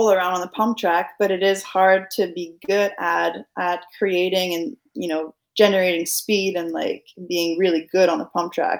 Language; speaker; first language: English; non-native, fluent; French